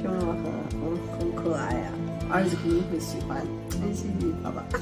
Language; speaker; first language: Chinese; non-native, fluent; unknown